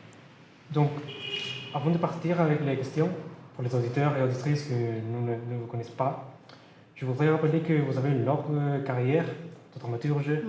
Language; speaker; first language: French; non-native, learner; Spanish